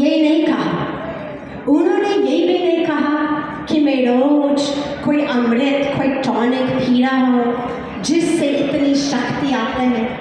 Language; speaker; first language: Hindi; non-native, fluent; English